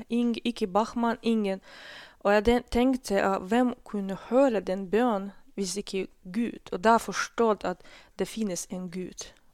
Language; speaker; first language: Norwegian; non-native, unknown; Russian